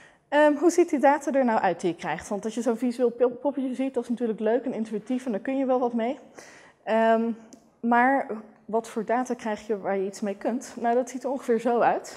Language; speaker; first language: Dutch; native; Dutch